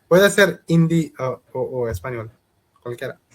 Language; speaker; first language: Spanish; non-native, learner; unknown